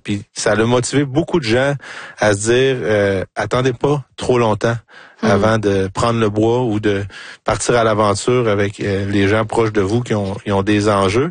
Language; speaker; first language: French; native; French